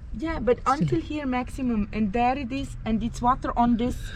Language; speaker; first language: English; non-native, learner; Swiss German